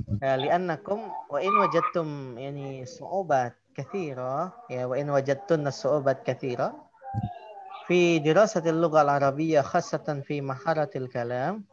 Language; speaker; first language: Arabic; non-native, fluent; Indonesian